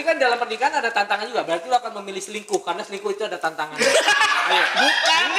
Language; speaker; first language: Indonesian; native; Indonesian